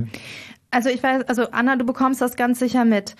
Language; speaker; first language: German; native; German